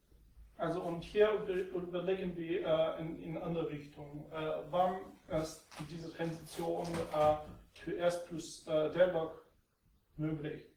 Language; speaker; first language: German; non-native, fluent; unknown